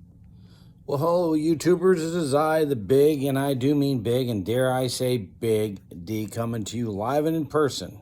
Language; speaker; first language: English; native; English